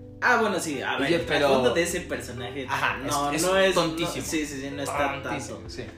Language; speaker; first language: Spanish; native; Spanish